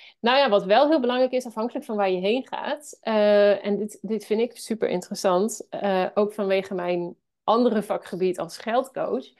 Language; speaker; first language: Dutch; native; Dutch